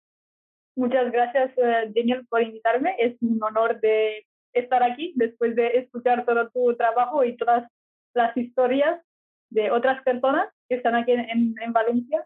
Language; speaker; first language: Spanish; non-native, fluent; Romanian